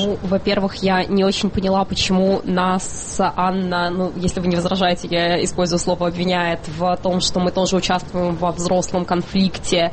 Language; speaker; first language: Russian; native; Russian